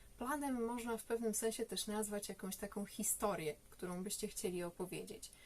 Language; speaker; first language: Polish; native; Polish